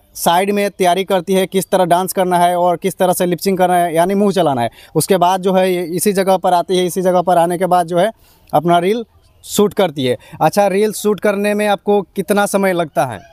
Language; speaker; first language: Hindi; native; Hindi